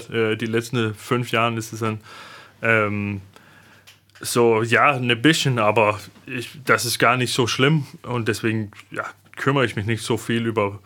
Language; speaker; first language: German; non-native, fluent; Danish